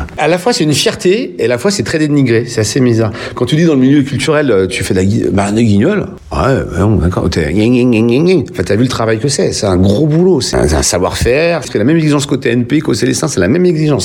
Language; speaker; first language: French; native; French